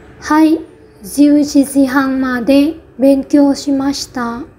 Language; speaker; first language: Japanese; non-native, fluent; Vietnamese